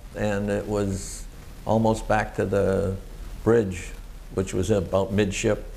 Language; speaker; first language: English; native; English